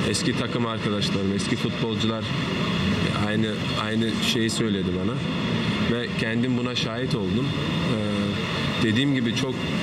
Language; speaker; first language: Turkish; early bilingual, heritage; Turkish